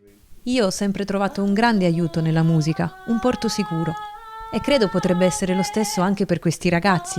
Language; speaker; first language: Italian; native; Italian